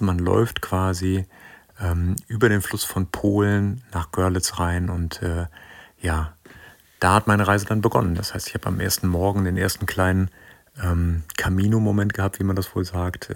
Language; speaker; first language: German; native; German